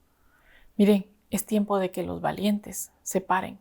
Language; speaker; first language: Spanish; native; Spanish